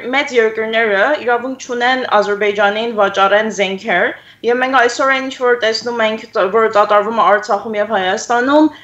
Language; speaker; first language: Armenian; early bilingual, heritage; Armenian